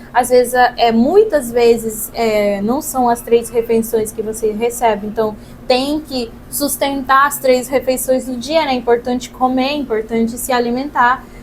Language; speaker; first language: Portuguese; non-native, local second language; Kabuverdianu